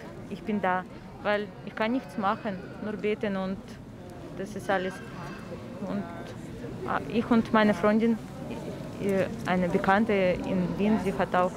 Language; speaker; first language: German; non-native, learner; Ukrainian